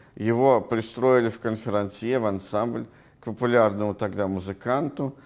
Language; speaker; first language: Russian; native; Russian